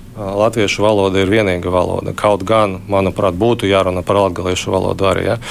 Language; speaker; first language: Latvian; non-native, local second language; Russian